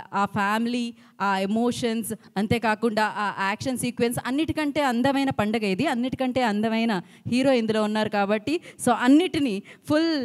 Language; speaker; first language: Telugu; native; Telugu